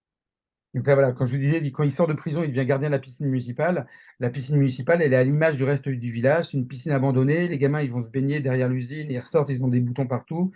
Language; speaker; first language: French; native; French